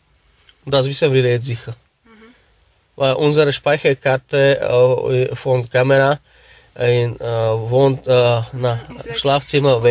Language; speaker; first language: German; non-native, learner; Slovak